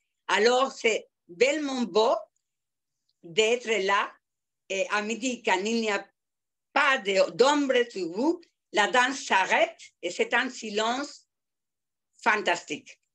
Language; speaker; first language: French; non-native, fluent; Spanish